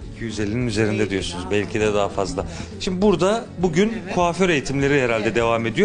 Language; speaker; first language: Turkish; native; Turkish